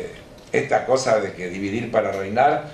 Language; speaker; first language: Spanish; native; Spanish